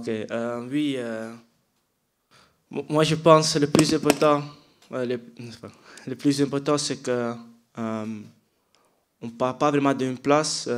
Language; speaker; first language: French; non-native, fluent; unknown